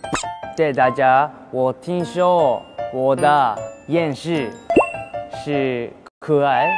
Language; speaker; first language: Chinese; non-native, learner; Japanese